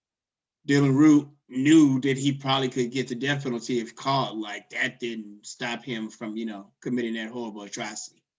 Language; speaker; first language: English; native; English